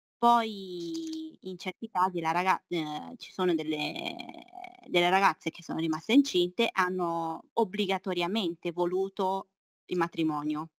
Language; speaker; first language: Italian; early bilingual, other home language; Chinese